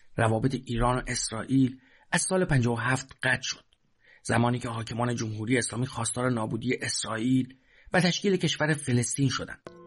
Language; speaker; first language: Persian; native; Persian